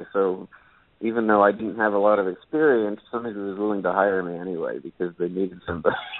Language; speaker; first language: English; native; English